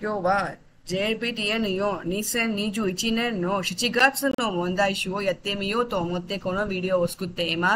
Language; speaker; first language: Japanese; non-native, fluent; Tamil